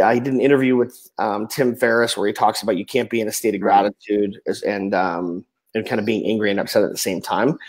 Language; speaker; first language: English; native; English